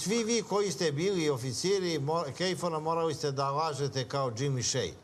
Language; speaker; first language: Bosnian; native; Bosnian